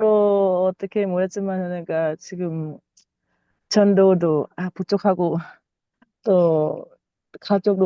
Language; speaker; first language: Korean; non-native, learner; Thai